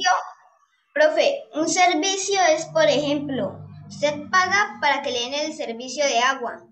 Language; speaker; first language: Spanish; native; Spanish